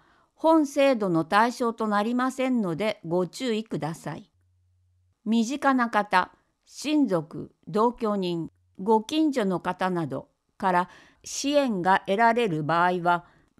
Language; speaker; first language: Japanese; native; Japanese